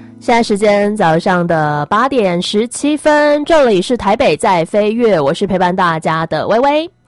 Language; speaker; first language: Chinese; native; Chinese